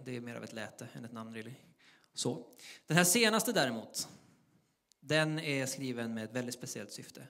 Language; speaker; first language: Swedish; native; Swedish